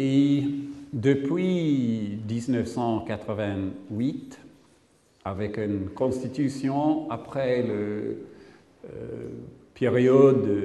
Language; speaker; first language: French; non-native, learner; English